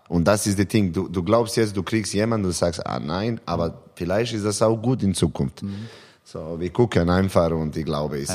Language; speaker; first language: German; non-native, learner; Serbian